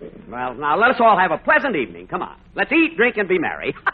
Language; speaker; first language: English; native; English